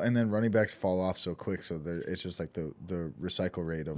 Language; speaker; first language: English; native; English